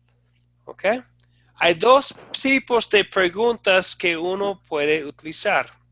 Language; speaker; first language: Spanish; non-native, fluent; English